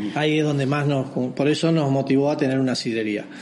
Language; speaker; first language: Spanish; native; Spanish